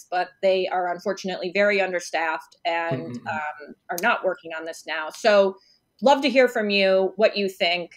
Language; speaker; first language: English; native; English